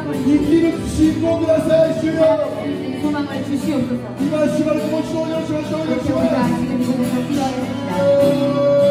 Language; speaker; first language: Japanese; non-native, fluent; Korean